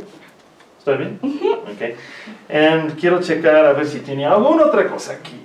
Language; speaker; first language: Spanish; non-native, learner; English